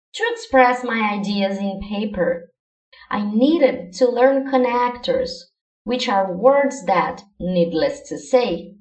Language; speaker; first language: English; non-native, fluent; Portuguese